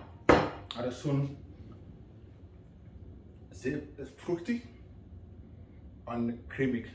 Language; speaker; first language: German; non-native, learner; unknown